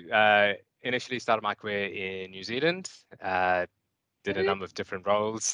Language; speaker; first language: English; native; English